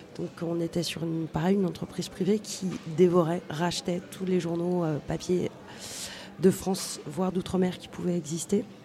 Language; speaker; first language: French; native; French